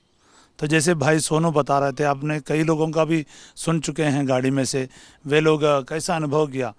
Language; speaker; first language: Hindi; native; Hindi